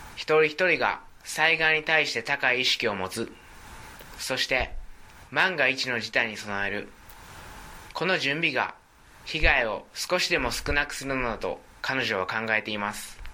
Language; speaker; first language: Japanese; native; Japanese